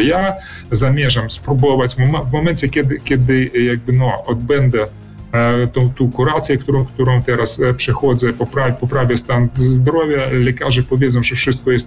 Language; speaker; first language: Polish; early bilingual, heritage; Polish